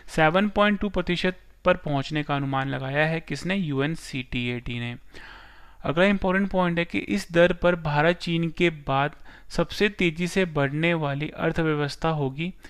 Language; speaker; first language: Hindi; non-native, local second language; Gujarati